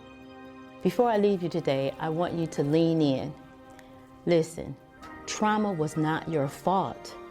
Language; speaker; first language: English; native; English